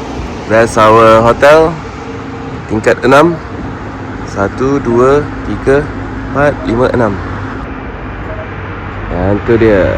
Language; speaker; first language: Malay; native; Malay